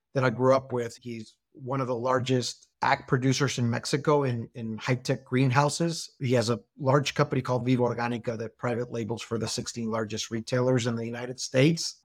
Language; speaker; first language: English; non-native, fluent; Spanish